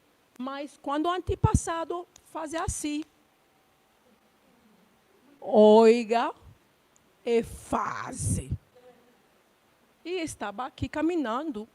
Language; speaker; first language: Portuguese; non-native, learner; Luba-Lulua